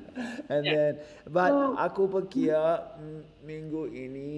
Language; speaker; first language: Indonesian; non-native, learner; English